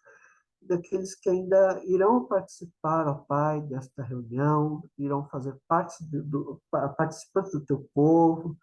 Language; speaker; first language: Portuguese; native; Portuguese